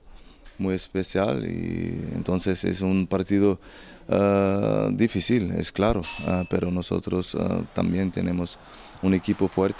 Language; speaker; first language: Spanish; non-native, fluent; German